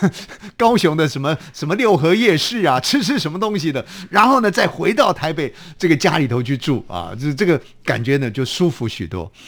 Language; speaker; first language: Chinese; native; Chinese